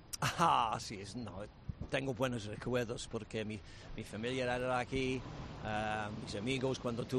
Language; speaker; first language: Spanish; non-native, learner; English